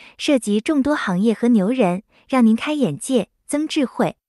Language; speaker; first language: Chinese; native; Chinese